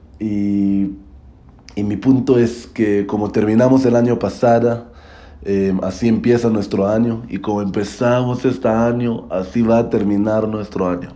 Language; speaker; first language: Spanish; non-native, learner; Hebrew